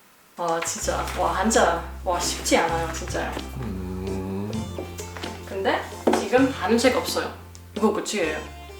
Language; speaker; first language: Korean; non-native, learner; German